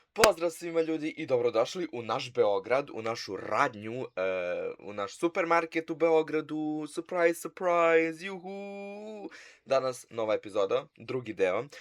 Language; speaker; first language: Bosnian; early bilingual, heritage; Bosnian